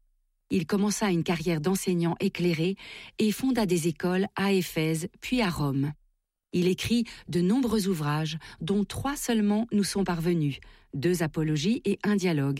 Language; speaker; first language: French; native; French